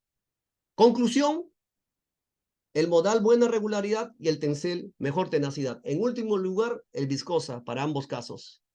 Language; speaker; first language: Spanish; native; Spanish